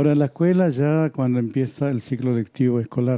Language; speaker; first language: Spanish; non-native, local second language; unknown